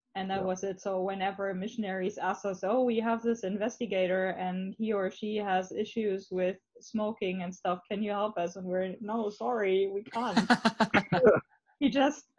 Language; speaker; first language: English; non-native, fluent; German